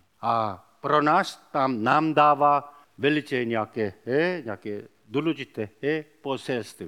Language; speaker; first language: Czech; non-native, learner; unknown